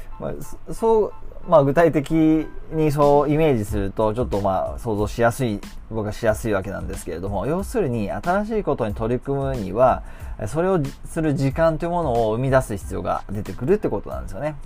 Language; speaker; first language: Japanese; native; Japanese